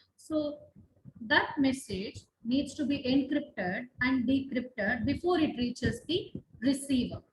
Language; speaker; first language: English; non-native, local second language; Tamil